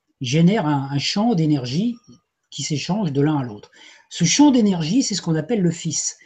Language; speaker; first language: French; native; French